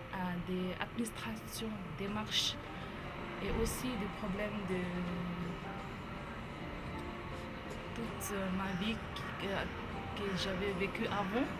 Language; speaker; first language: French; non-native, learner; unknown